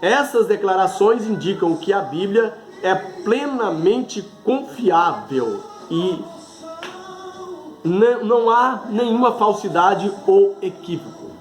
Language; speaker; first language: Portuguese; native; Portuguese